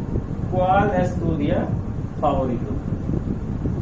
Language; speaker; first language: Spanish; non-native, learner; Hindi